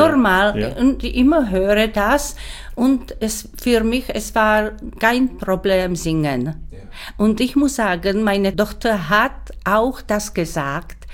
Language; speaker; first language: German; non-native, learner; Czech